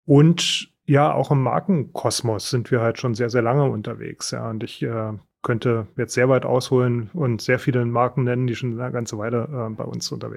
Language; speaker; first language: German; native; German